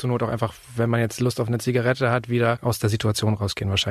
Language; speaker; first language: German; native; German